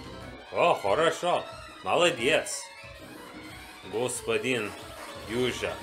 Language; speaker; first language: Russian; non-native, learner; English